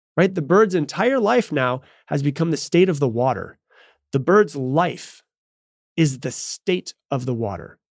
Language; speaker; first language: English; native; English